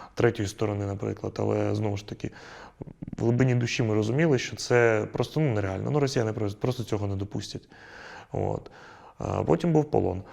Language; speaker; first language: Ukrainian; native; Ukrainian